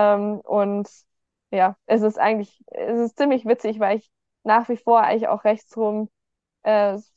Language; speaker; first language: German; native; German